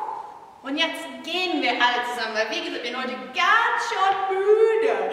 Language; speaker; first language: German; non-native, fluent; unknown